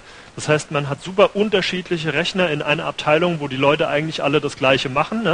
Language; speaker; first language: German; native; German